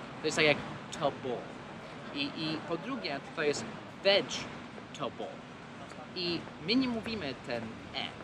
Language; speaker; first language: Polish; non-native, fluent; English